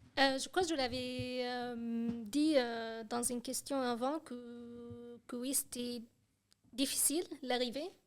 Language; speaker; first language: French; non-native, fluent; Arabic